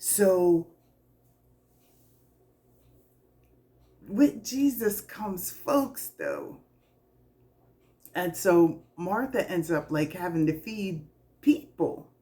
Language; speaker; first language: English; native; English